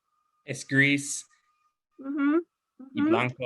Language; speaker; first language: Spanish; non-native, learner; English